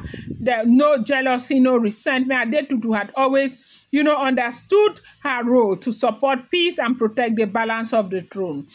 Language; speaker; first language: English; non-native, local second language; Yoruba